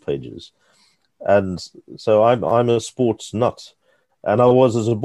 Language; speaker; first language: English; native; English